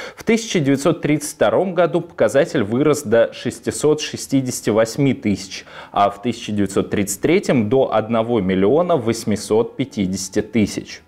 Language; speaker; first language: Russian; native; Russian